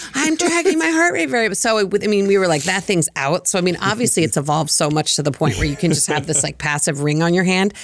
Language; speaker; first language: English; native; English